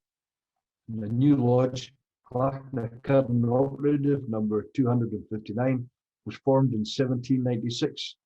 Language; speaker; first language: English; native; English